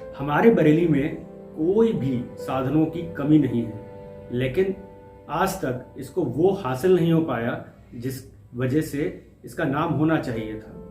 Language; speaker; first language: Hindi; native; Hindi